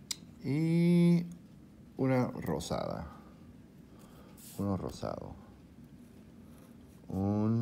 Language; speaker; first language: Spanish; non-native, fluent; English